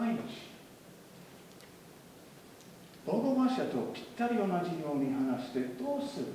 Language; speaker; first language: Japanese; non-native, fluent; English